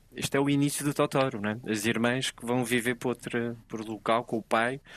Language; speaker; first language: Portuguese; native; Portuguese